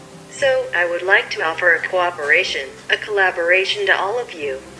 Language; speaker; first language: English; non-native, fluent; Javanese